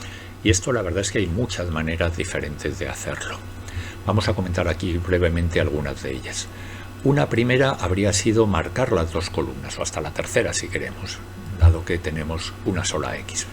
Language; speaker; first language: Spanish; native; Spanish